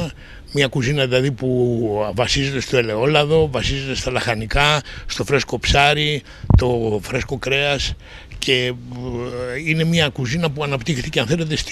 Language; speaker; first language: Greek; native; Greek